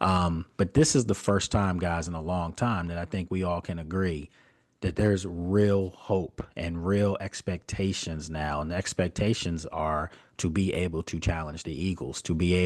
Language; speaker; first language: English; native; English